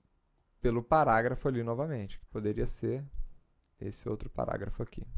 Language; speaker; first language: Portuguese; native; Portuguese